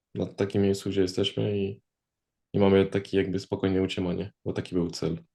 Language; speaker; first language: Polish; early bilingual, heritage; Polish